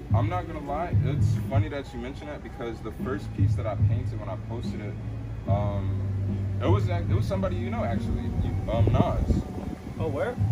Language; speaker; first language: English; native; English